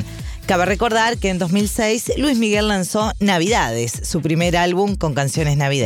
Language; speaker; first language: Spanish; native; Spanish